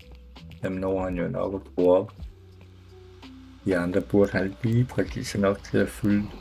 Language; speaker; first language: Danish; native; Danish